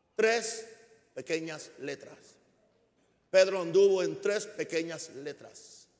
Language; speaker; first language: Spanish; early bilingual, heritage; Spanish